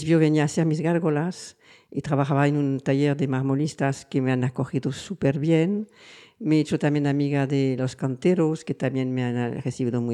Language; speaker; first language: Spanish; non-native, fluent; French